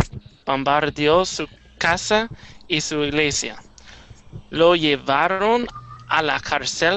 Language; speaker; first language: Spanish; non-native, learner; English